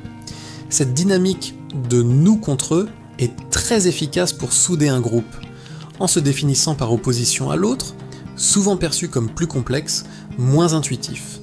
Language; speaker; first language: French; native; French